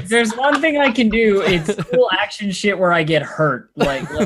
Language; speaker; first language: English; native; English